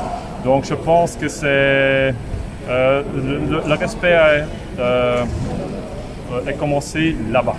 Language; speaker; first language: French; non-native, local second language; Dutch